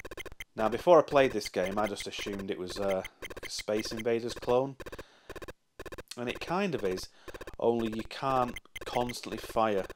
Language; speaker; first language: English; native; English